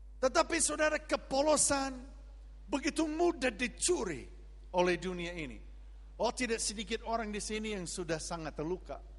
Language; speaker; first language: Indonesian; non-native, fluent; English